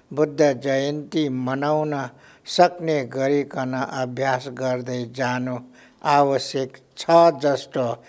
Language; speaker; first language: Nepali; non-native, local second language; Newari